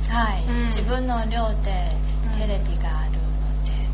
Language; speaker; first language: Japanese; non-native, learner; Chinese